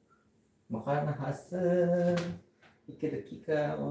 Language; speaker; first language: Turkish; non-native, learner; Filipino